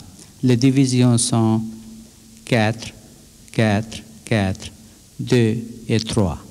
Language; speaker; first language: French; non-native, fluent; Bangla